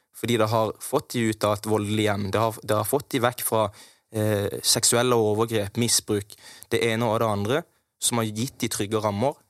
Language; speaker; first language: Norwegian; native; Norwegian